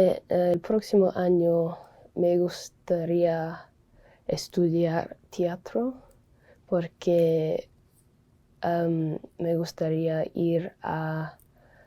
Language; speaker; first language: Spanish; non-native, learner; English